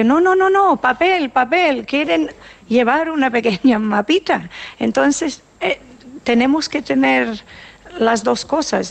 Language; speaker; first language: Spanish; non-native, fluent; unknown